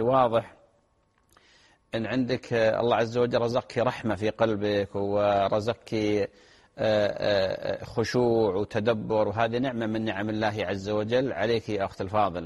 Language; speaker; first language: Arabic; native; Arabic